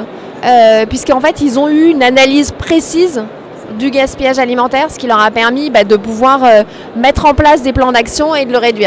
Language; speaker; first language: French; native; French